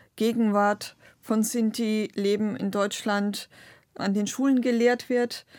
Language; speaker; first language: German; non-native, local second language; Romany